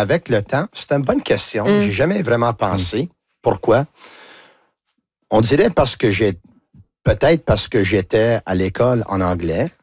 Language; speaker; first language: French; non-native, local second language; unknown